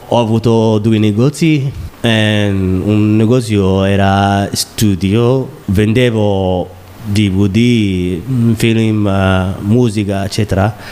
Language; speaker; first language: Italian; non-native, learner; Somali